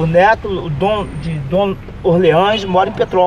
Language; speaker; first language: Portuguese; native; Portuguese